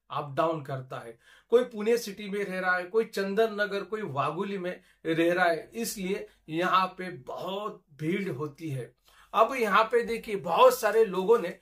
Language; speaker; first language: Hindi; non-native, local second language; Marathi